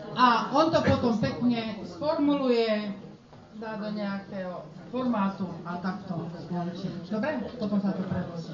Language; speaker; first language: Slovak; early bilingual, heritage; Slovak